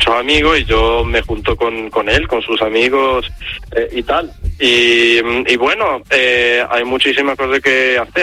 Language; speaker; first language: Spanish; non-native, fluent; Italian